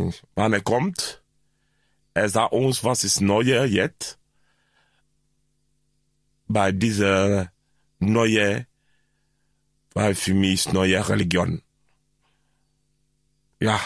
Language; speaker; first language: German; non-native, learner; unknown